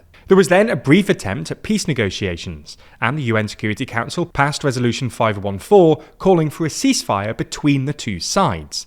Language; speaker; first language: English; native; English